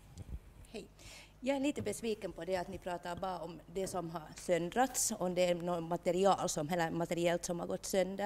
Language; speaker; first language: Swedish; non-native, local second language; Finnish